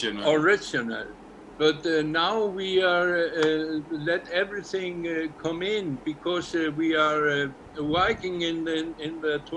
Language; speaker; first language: English; non-native, learner; Icelandic